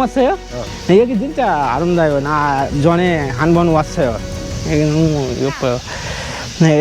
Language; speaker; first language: Korean; non-native, learner; Bangla